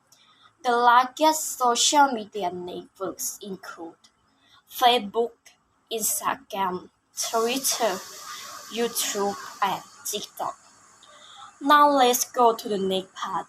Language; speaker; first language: English; non-native, learner; Thai